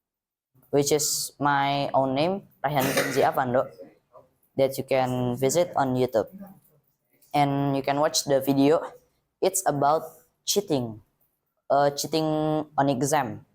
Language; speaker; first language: English; non-native, learner; Indonesian